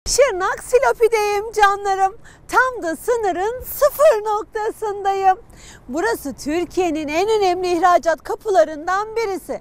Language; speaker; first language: Turkish; native; Turkish